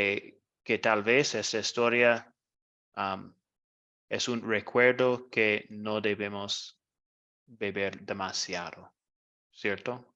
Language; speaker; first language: Spanish; non-native, fluent; English